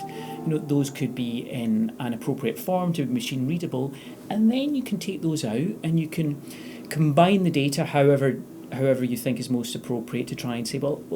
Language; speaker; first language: English; native; English